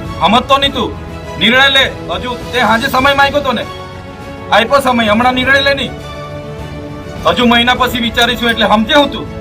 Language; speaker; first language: Gujarati; non-native, local second language; Vasavi